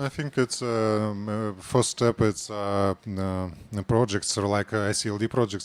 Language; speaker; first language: English; non-native, learner; Ukrainian